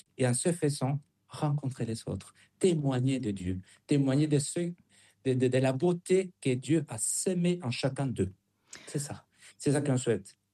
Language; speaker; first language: French; non-native, fluent; Spanish